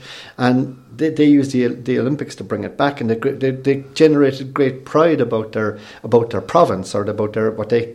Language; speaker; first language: English; native; English